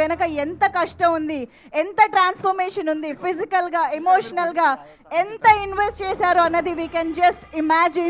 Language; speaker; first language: Telugu; native; Telugu